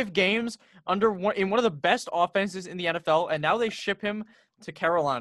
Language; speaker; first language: English; native; English